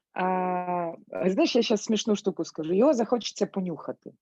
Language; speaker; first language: Ukrainian; non-native, local second language; Russian